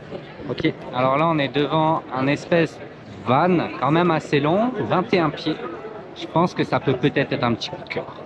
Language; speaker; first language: French; native; French